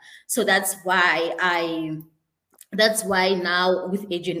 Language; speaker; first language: English; non-native, local second language; Northern Sotho